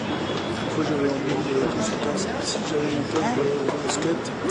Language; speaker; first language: French; native; French